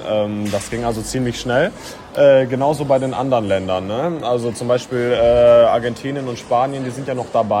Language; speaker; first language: German; native; German